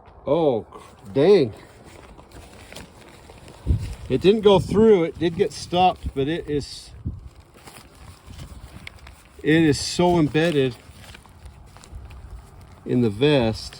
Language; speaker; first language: English; native; English